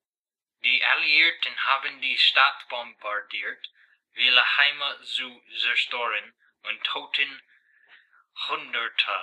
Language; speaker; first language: German; non-native, learner; English